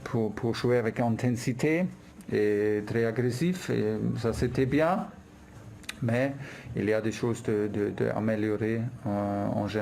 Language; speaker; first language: French; non-native, fluent; German